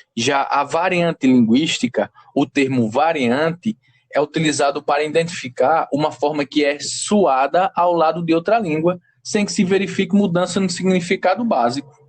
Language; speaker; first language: Portuguese; native; Portuguese